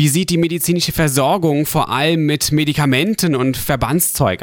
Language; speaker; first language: German; native; German